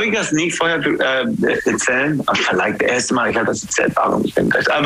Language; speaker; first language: German; non-native, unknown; English